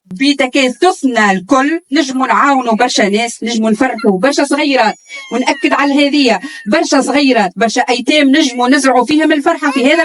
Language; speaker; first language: Arabic; native; Arabic